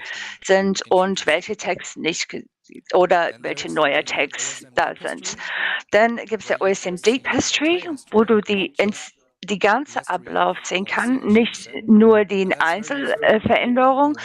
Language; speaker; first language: German; non-native, learner; English